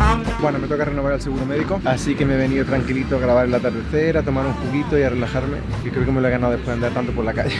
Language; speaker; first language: Spanish; native; Spanish